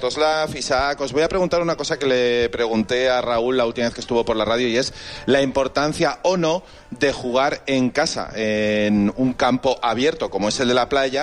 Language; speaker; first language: Spanish; native; Spanish